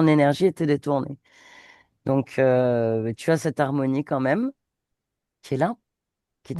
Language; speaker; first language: French; native; French